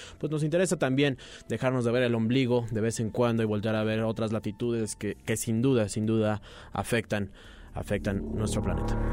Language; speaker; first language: Spanish; native; Spanish